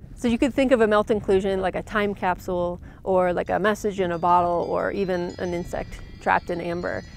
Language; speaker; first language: English; native; English